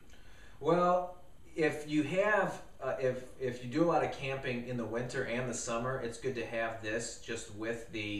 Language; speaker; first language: English; native; English